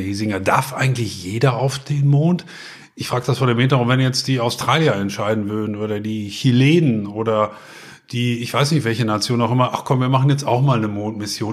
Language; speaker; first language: German; native; German